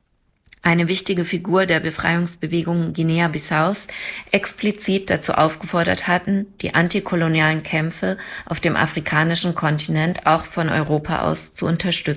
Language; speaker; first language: German; native; German